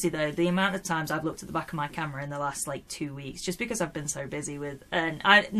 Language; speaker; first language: English; native; English